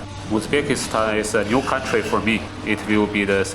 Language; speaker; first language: English; non-native, fluent; Chinese